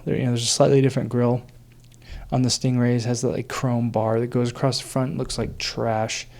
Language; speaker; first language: English; native; English